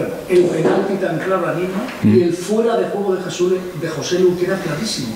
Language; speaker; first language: Spanish; native; Spanish